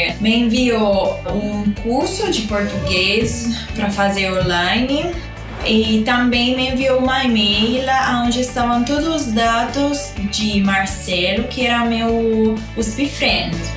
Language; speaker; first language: Portuguese; non-native, fluent; Italian